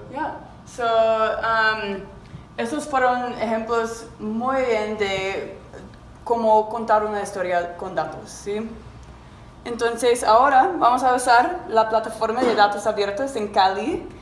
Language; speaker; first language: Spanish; non-native, learner; English